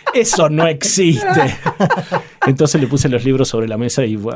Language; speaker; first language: Spanish; native; Spanish